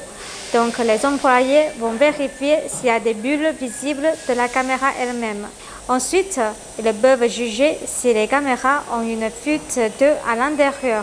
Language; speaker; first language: French; non-native, learner; Chinese